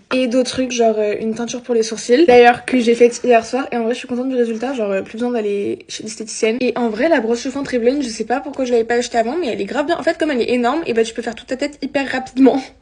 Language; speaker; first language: French; native; French